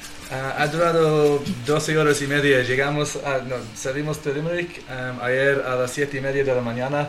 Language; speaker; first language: Spanish; non-native, fluent; English